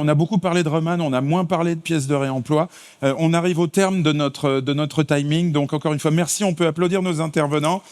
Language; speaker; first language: French; native; French